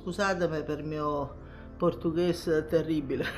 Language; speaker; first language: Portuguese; non-native, learner; Italian